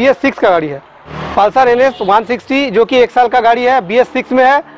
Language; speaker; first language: Hindi; non-native, local second language; Bangla